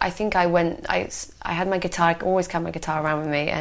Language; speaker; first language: English; native; English